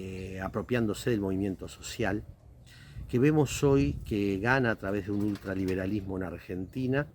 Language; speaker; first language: Spanish; native; Spanish